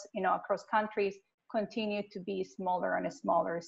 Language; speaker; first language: English; non-native, fluent; Spanish